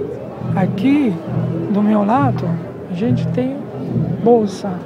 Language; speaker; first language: Portuguese; non-native, learner; Italian